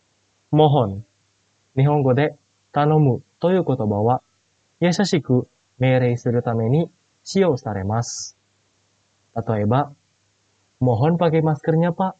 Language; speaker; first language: Japanese; non-native, fluent; Indonesian